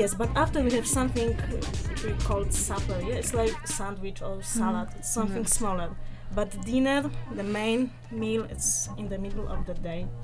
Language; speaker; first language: English; non-native, learner; Polish